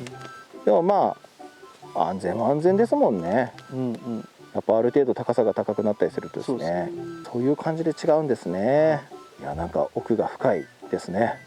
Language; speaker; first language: Japanese; native; Japanese